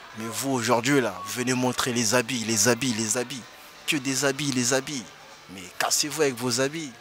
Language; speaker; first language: French; early bilingual, other home language; Lingala